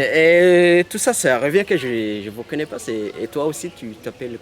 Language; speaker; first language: French; non-native, local second language; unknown